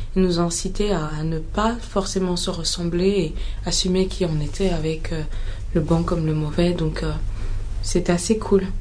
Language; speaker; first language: French; non-native, local second language; Bambara